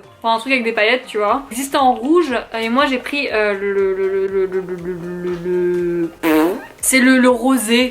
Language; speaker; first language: French; native; French